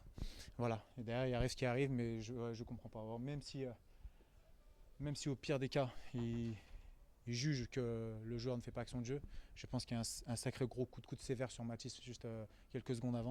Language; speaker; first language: French; native; French